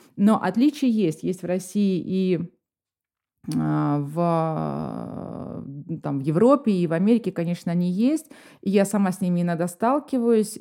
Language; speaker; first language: Russian; native; Russian